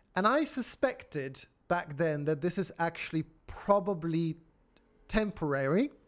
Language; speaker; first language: English; non-native, fluent; Polish